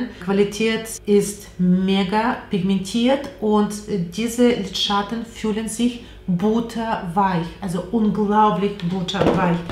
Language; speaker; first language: German; non-native, learner; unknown